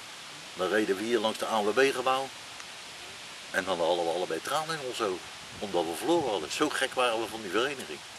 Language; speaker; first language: Dutch; native; Dutch